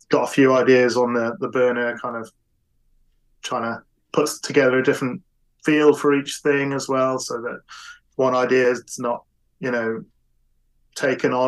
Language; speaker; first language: English; native; English